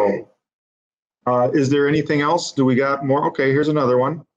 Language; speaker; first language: English; native; English